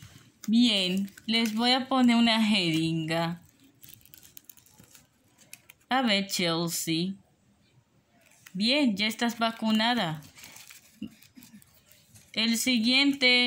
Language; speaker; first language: Spanish; native; Spanish